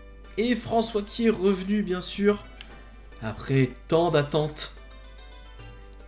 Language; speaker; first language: French; native; French